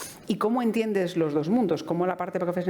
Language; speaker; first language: Spanish; native; Spanish